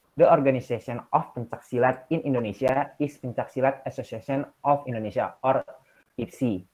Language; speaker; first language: English; non-native, learner; Indonesian